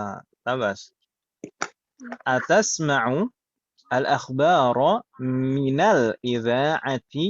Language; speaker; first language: Arabic; non-native, fluent; Indonesian